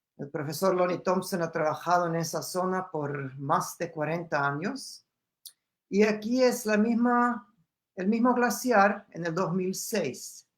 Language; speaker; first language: Spanish; non-native, fluent; German